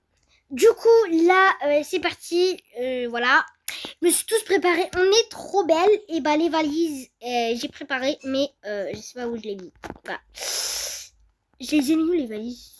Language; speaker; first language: French; native; French